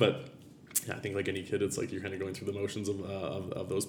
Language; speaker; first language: English; native; English